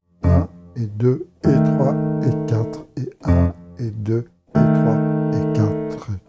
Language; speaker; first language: French; native; French